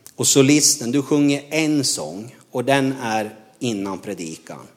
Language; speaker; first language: Swedish; native; Swedish